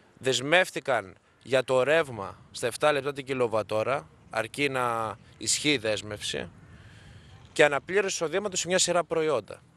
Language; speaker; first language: Greek; native; Greek